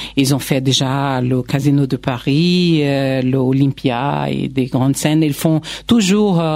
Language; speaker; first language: French; non-native, fluent; Portuguese